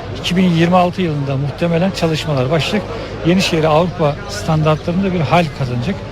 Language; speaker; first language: Turkish; native; Turkish